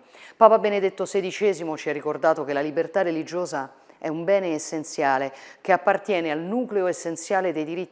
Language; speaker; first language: Italian; native; Italian